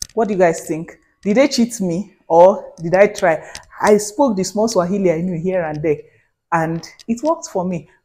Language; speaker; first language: English; non-native, local second language; Hausa